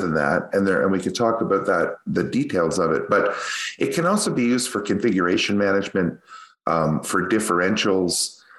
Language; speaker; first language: English; native; English